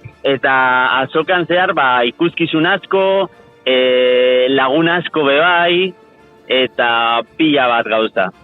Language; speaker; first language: Basque; non-native, local second language; Spanish